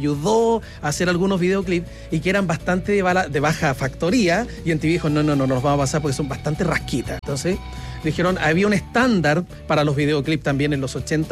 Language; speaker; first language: Spanish; native; Spanish